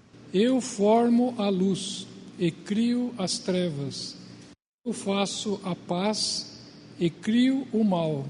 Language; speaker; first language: Portuguese; native; Portuguese